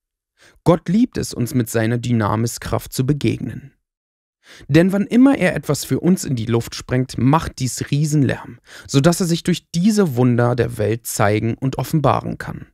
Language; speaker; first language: German; native; German